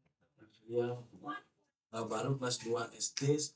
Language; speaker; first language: Indonesian; native; Indonesian